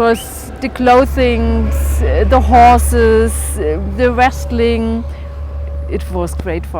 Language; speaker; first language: English; non-native, learner; German